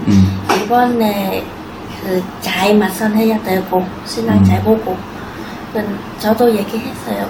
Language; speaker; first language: Korean; non-native, learner; Vietnamese